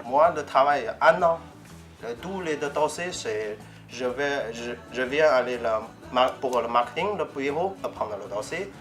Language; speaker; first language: French; non-native, learner; Chinese